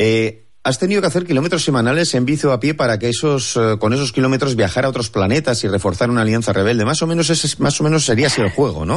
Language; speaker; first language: Spanish; native; Spanish